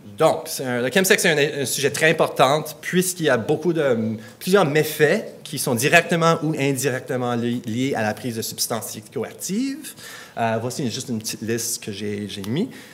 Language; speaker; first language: French; non-native, local second language; English